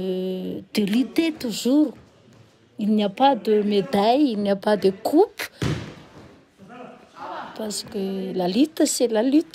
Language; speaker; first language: French; non-native, local second language; Malagasy